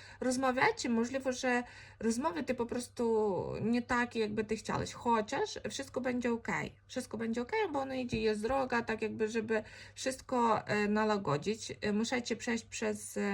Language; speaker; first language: Polish; non-native, fluent; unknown